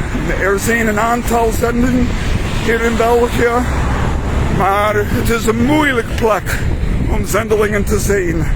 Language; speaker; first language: Dutch; non-native, fluent; English